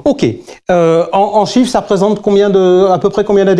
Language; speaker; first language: French; native; French